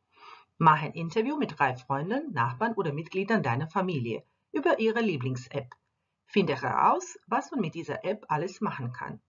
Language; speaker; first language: German; non-native, fluent; Croatian